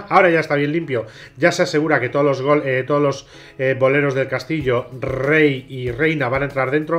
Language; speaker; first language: Spanish; native; Spanish